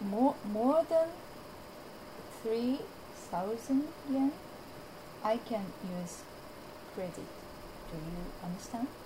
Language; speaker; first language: English; non-native, learner; Japanese